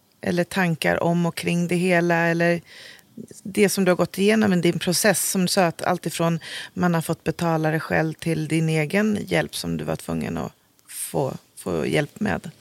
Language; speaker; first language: Swedish; native; Swedish